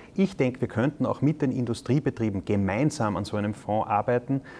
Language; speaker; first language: German; native; German